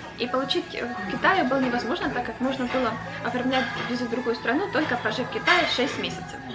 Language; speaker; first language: Russian; native; Russian